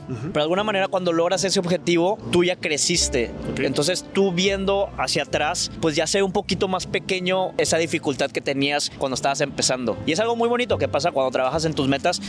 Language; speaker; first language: Spanish; native; Spanish